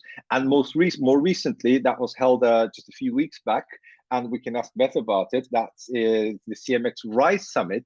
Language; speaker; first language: English; non-native, fluent; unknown